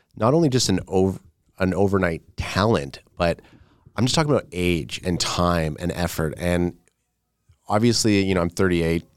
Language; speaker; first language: English; native; English